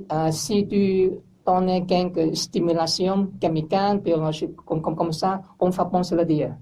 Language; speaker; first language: French; non-native, learner; English